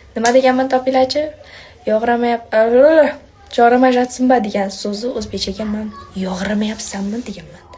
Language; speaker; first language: Uzbek; non-native, local second language; Kazakh